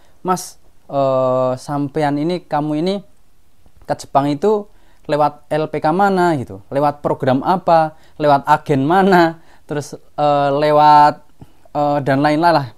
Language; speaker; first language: Indonesian; non-native, local second language; Javanese